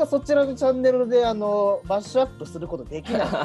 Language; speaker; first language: Japanese; native; Japanese